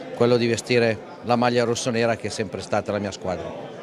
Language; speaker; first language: Italian; native; Italian